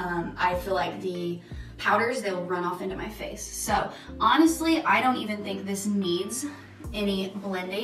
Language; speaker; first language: English; native; English